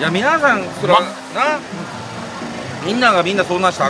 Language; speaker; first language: Japanese; native; Japanese